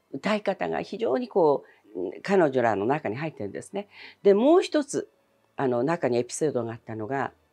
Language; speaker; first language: Japanese; early bilingual, other home language; Chinese